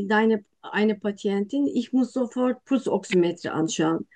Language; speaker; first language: German; non-native, learner; Turkish